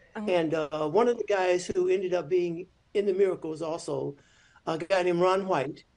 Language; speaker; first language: English; native; English